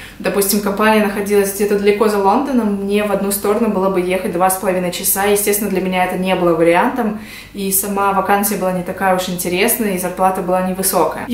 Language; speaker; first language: Russian; native; Russian